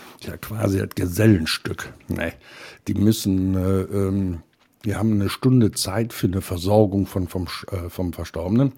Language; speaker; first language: German; native; German